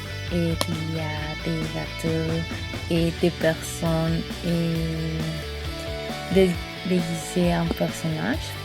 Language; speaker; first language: French; non-native, learner; Spanish